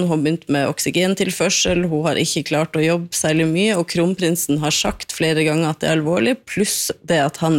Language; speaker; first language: Norwegian; native; Norwegian